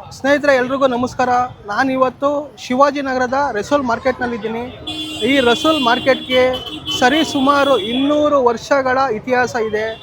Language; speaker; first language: Kannada; native; Kannada